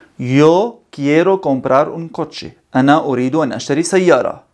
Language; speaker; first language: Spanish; non-native, fluent; Arabic